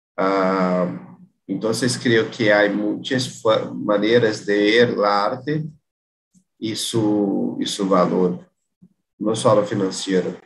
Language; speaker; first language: Spanish; non-native, learner; Portuguese